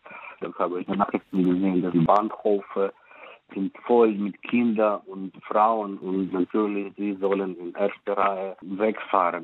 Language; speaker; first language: German; non-native, fluent; Ukrainian